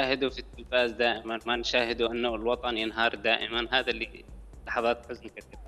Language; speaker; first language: Arabic; native; Arabic